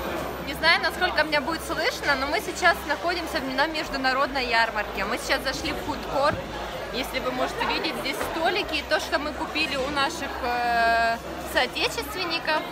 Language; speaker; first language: Russian; native; Russian